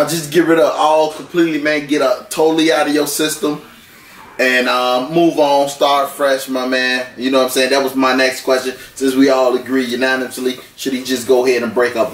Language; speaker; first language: English; native; English